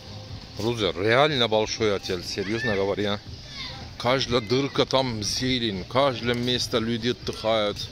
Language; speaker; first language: Russian; non-native, learner; Turkish